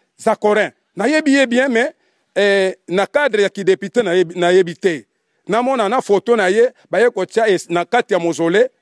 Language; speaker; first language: Lingala; non-native, local second language; Kongo